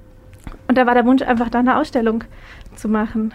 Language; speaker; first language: German; native; German